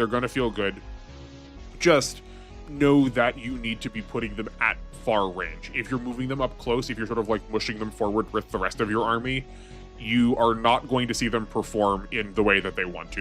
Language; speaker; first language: English; native; English